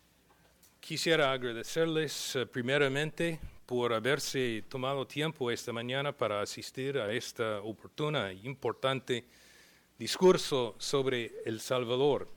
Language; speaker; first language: Spanish; non-native, fluent; English